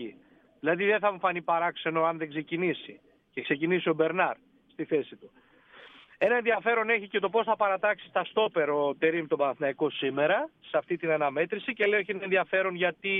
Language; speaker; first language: Greek; native; Greek